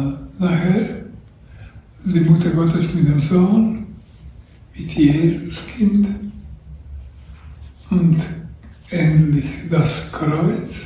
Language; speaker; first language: German; non-native, learner; Croatian